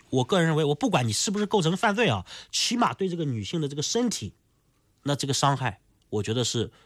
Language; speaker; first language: Chinese; native; Chinese